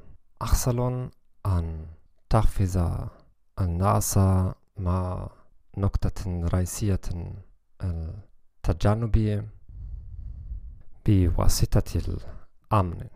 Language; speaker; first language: Arabic; non-native, learner; German